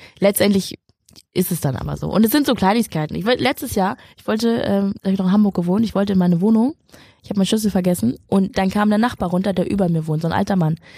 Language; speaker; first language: German; native; German